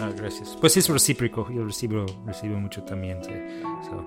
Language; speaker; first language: Spanish; non-native, fluent; English